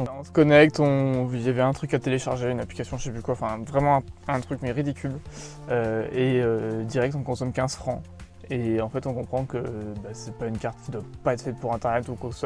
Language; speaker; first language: French; native; French